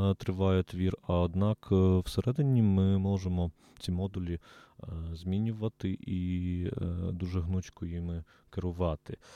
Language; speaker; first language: Ukrainian; native; Ukrainian